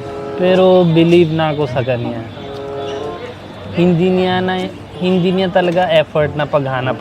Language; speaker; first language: Filipino; non-native, learner; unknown